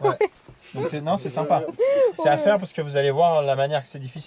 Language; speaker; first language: French; native; French